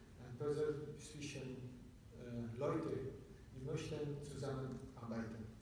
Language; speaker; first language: German; non-native, fluent; Indonesian